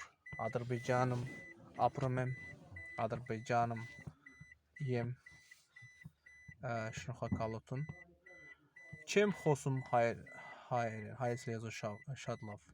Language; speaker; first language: Armenian; non-native, learner; Azerbaijani